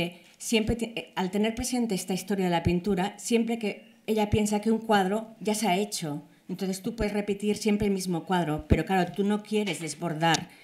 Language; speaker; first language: Spanish; native; Spanish